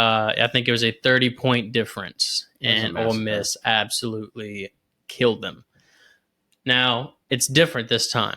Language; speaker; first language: English; native; English